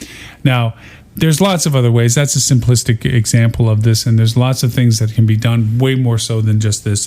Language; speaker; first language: English; native; English